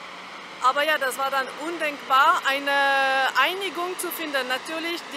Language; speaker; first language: German; non-native, fluent; French